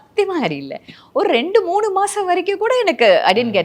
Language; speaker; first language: Malayalam; non-native, learner; Tamil